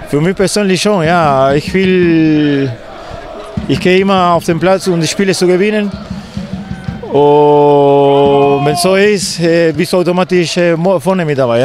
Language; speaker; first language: German; non-native, fluent; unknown